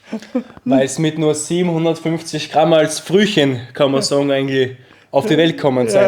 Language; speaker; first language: German; native; German